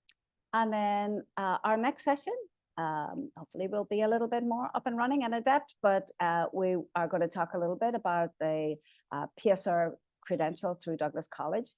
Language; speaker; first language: English; native; English